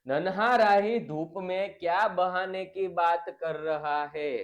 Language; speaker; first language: Hindi; non-native, local second language; Gujarati